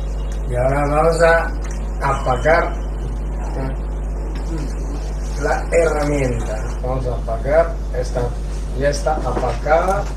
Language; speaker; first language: Spanish; non-native, fluent; Chinese